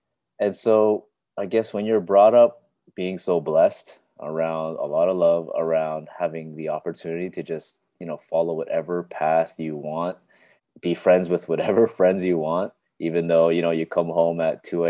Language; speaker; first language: English; native; English